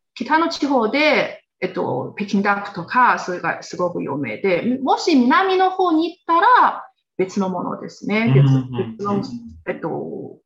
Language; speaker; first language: Japanese; non-native, fluent; Chinese